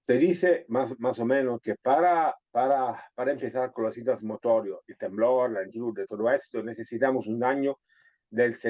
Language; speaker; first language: Spanish; non-native, fluent; Italian